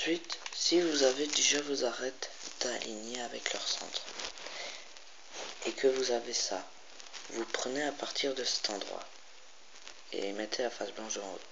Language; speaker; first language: French; native; French